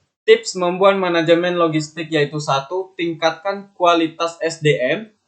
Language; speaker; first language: Indonesian; native; Indonesian